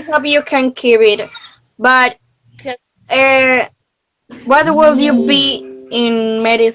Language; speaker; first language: English; non-native, learner; Spanish